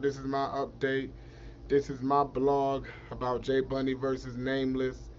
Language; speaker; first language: English; native; English